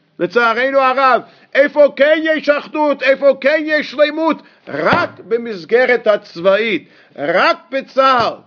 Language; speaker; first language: Hebrew; non-native, fluent; English